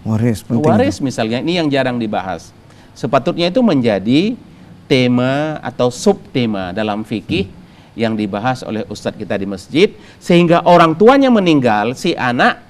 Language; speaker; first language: Indonesian; native; Indonesian